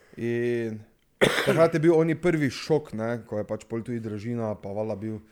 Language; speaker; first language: Slovenian; non-native, local second language; Serbian